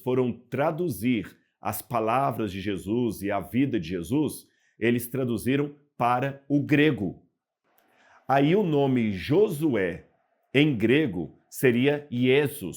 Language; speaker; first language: Portuguese; native; Portuguese